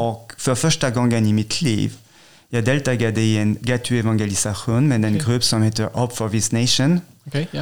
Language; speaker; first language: Swedish; non-native, fluent; French